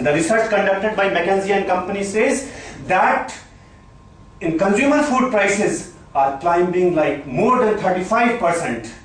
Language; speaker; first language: English; non-native, local second language; Hindi